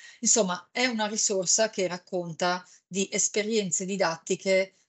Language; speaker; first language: Italian; native; Italian